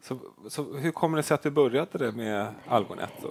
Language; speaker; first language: Swedish; native; Swedish